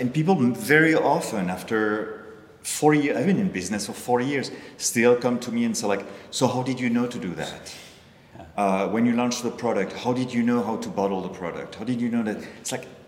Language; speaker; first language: English; non-native, fluent; French